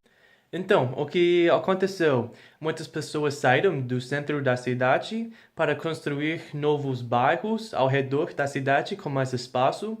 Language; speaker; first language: Portuguese; non-native, fluent; English